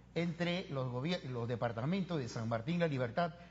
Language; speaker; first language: Spanish; native; Spanish